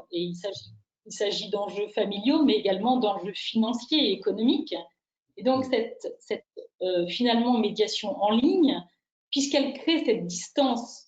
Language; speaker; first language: French; native; French